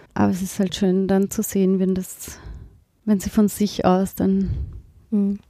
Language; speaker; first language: German; native; German